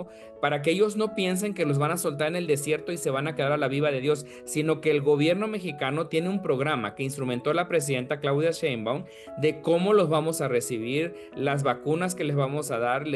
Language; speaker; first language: Spanish; native; Spanish